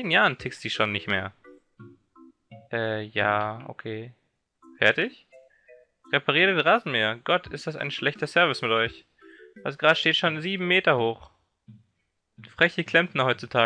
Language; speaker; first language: German; native; German